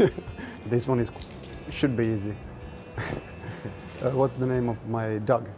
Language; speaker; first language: English; non-native, fluent; Finnish